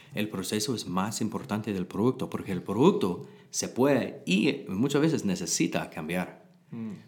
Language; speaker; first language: Spanish; non-native, learner; English